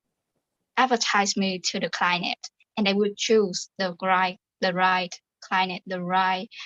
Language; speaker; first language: English; non-native, fluent; Vietnamese